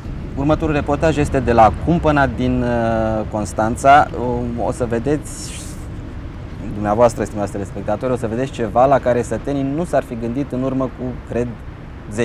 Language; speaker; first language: Romanian; native; Romanian